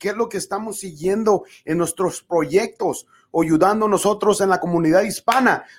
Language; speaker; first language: Spanish; early bilingual, other home language; English